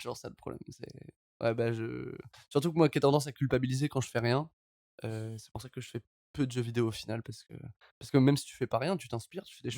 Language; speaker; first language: French; native; French